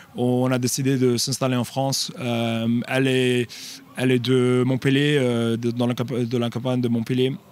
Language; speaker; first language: French; non-native, fluent; English